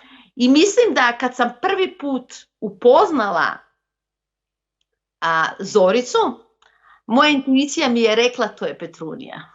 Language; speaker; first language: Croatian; non-native, local second language; Macedonian